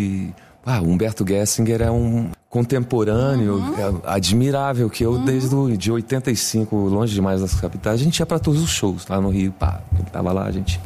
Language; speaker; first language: Portuguese; native; Portuguese